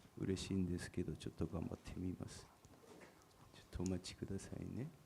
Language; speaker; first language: Japanese; native; Japanese